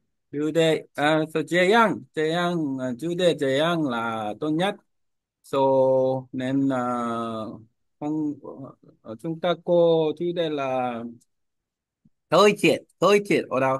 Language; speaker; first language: Vietnamese; non-native, learner; Korean